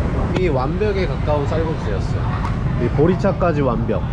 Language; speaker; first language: Korean; native; Korean